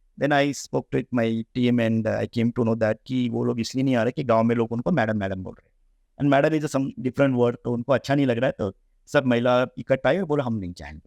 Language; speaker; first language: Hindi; non-native, local second language; Marathi